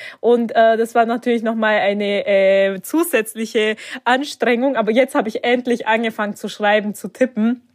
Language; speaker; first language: German; early bilingual, other home language; Turkish